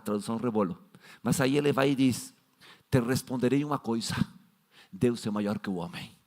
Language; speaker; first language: Portuguese; non-native, fluent; Spanish